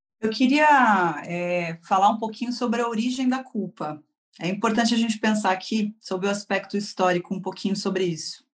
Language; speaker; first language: Portuguese; native; Portuguese